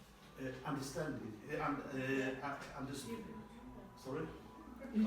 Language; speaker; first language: English; non-native, learner; Polish